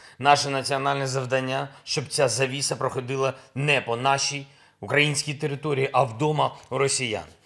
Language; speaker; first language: Ukrainian; non-native, local second language; Russian